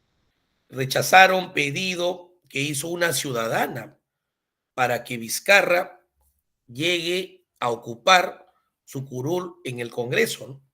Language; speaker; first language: Spanish; native; Spanish